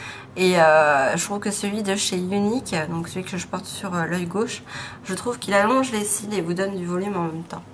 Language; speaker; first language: French; native; French